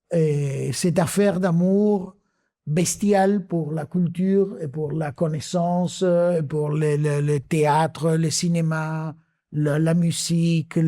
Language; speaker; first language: French; non-native, fluent; Spanish